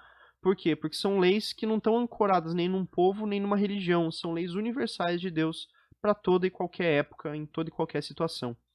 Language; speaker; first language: Portuguese; native; Portuguese